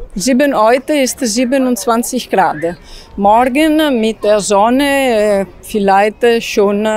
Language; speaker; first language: German; non-native, learner; Italian